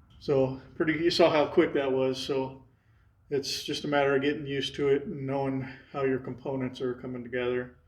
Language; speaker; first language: English; native; English